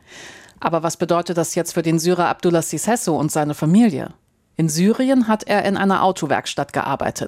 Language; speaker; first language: German; native; German